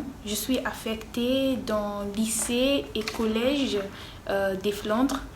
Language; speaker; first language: French; non-native, learner; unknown